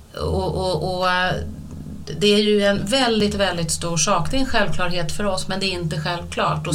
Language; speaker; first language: Swedish; native; Swedish